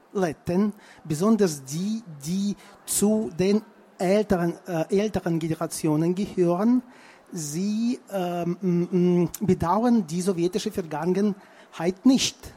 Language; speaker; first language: German; non-native, fluent; Russian